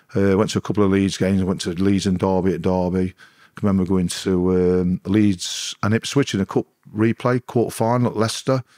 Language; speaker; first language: English; native; English